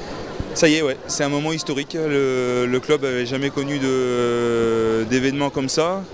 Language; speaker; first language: French; native; French